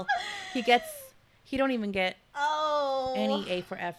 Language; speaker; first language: English; native; English